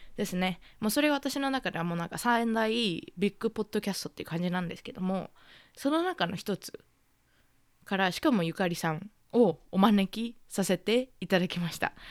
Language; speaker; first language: Japanese; native; Japanese